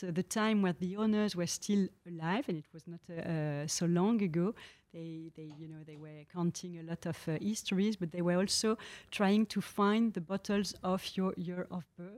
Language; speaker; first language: English; non-native, fluent; French